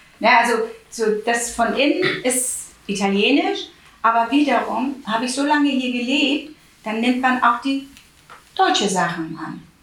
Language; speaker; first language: German; early bilingual, other home language; Italian